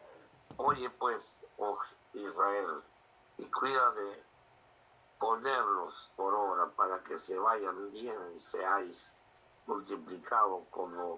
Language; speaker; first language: Spanish; native; Spanish